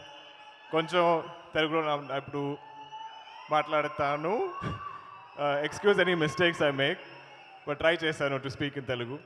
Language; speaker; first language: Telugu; non-native, learner; Malayalam